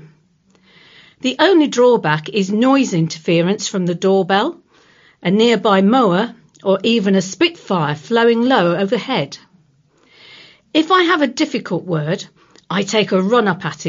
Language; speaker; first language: English; native; English